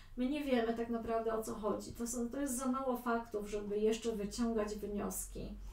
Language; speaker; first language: Polish; native; Polish